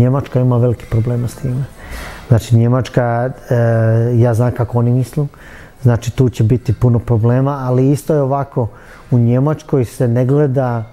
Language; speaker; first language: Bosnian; early bilingual, heritage; Bosnian